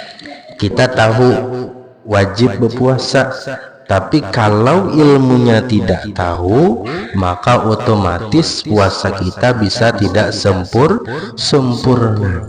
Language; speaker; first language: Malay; non-native, local second language; Banjar